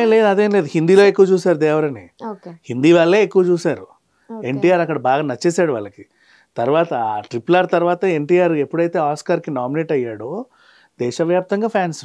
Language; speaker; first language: Telugu; native; Telugu